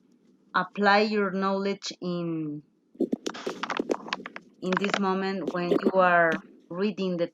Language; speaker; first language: English; non-native, fluent; Spanish